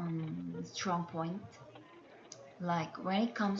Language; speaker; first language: English; non-native, learner; Korean